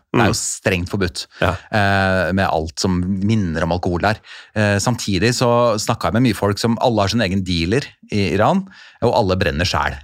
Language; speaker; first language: Norwegian; native; Norwegian